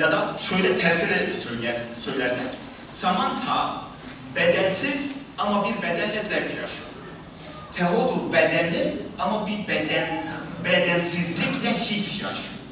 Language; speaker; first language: Turkish; native; Turkish